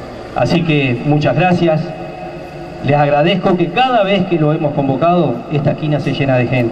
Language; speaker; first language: Spanish; native; Spanish